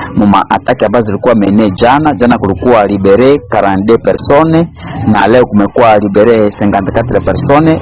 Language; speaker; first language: Swahili; non-native, local second language; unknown